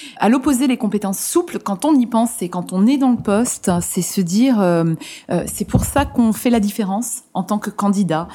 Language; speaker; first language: French; native; French